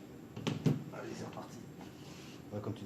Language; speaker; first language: French; native; French